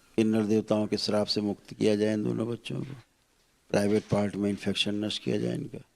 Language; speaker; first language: Hindi; native; Hindi